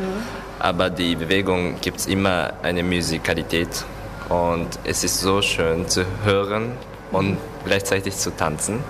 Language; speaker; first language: German; non-native, learner; Japanese